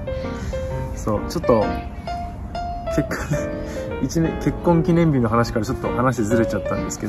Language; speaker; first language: Japanese; native; Japanese